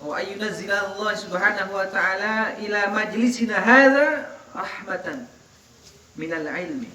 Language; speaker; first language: Arabic; non-native, fluent; Indonesian